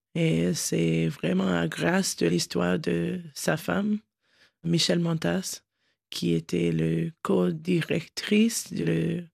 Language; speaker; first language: French; non-native, learner; English